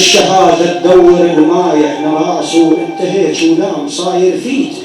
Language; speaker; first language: Arabic; native; Arabic